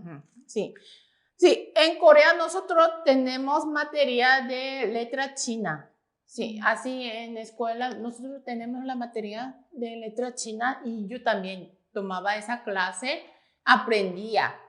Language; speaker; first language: Spanish; non-native, fluent; Korean